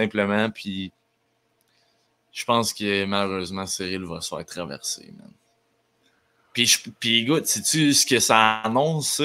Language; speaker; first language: French; native; French